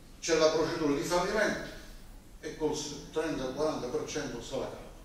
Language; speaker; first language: Italian; native; Italian